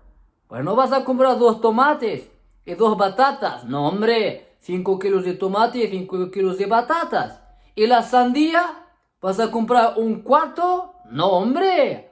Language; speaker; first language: Spanish; non-native, fluent; Arabic